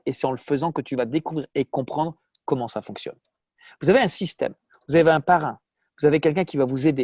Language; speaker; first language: French; native; French